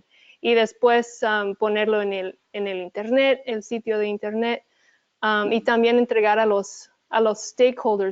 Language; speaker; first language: Spanish; early bilingual, heritage; Spanish